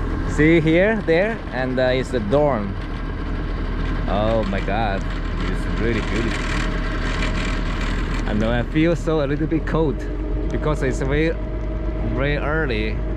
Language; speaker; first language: English; non-native, learner; Chinese